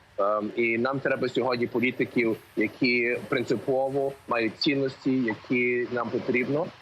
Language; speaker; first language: Ukrainian; early bilingual, heritage; Ukrainian